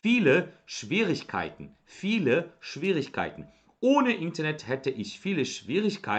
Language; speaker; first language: German; non-native, fluent; Portuguese